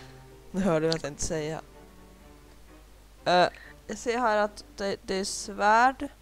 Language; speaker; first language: Swedish; native; Swedish